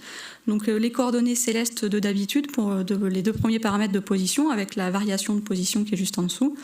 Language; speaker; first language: French; native; French